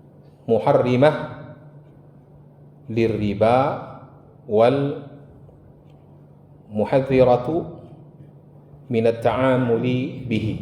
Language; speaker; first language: Arabic; non-native, fluent; Indonesian